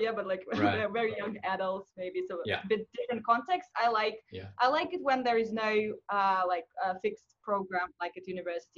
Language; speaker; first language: English; non-native, fluent; Russian